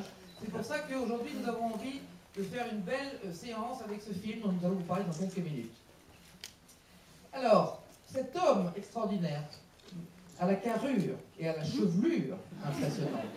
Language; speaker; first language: French; native; French